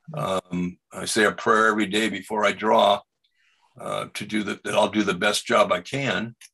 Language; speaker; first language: English; native; English